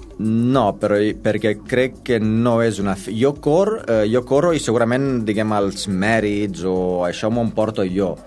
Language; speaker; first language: Catalan; non-native, fluent; Romanian